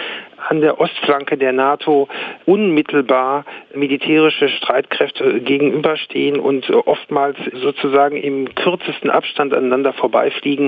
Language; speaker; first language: German; native; German